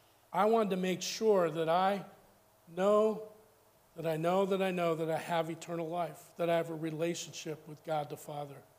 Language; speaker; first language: English; native; English